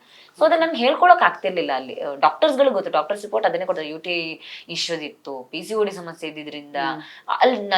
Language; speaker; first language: Kannada; native; Kannada